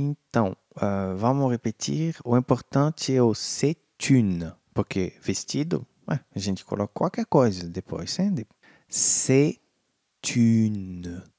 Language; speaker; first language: Portuguese; non-native, fluent; French